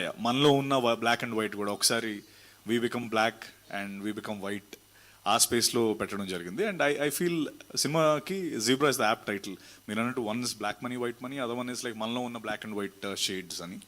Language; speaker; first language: Telugu; native; Telugu